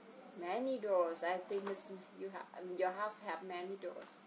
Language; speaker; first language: English; non-native, fluent; Vietnamese